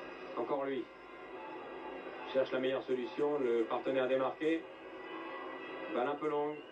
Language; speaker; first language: French; native; French